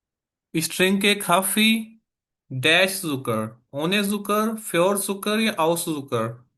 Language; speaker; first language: German; non-native, fluent; Urdu